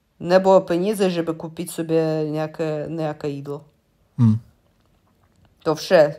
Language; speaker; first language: Czech; non-native, learner; Russian